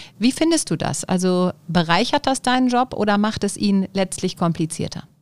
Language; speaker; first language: German; native; German